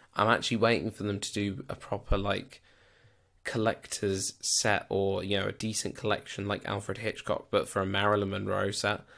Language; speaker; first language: English; native; English